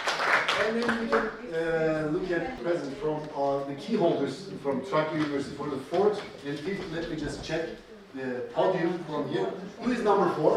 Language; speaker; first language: English; non-native, fluent; Turkish